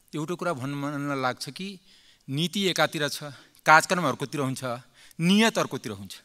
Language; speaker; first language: Nepali; non-native, local second language; Maithili